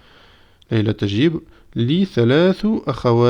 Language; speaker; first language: Arabic; non-native, fluent; French